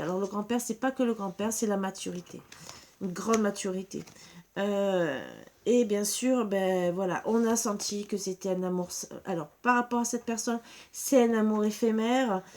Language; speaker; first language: French; native; French